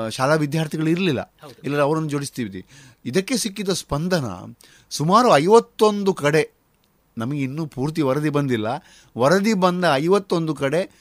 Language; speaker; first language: Kannada; non-native, local second language; Konkani